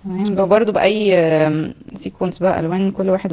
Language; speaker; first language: Arabic; native; Arabic